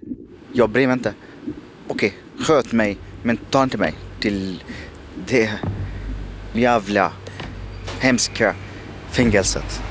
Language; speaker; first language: Swedish; non-native, fluent; Arabic